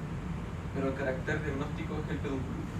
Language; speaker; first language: Spanish; native; Spanish